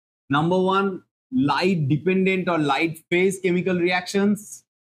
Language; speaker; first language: English; non-native, local second language; Bangla